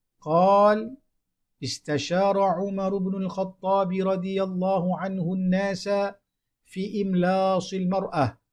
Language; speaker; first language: Arabic; non-native, fluent; Malay